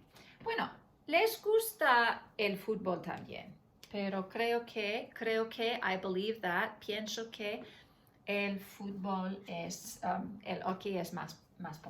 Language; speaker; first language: Spanish; non-native, fluent; English